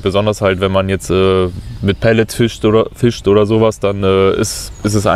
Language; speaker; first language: German; native; German